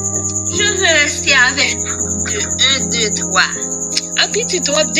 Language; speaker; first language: French; non-native, local second language; Haitian Creole